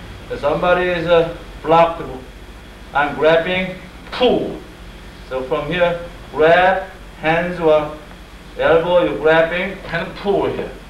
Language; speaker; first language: English; non-native, fluent; Korean